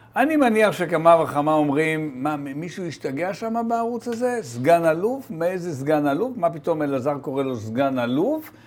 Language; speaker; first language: Hebrew; native; Hebrew